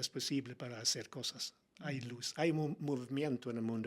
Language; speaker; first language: Spanish; non-native, learner; Swedish